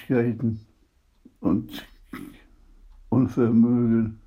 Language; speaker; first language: German; non-native, fluent; Polish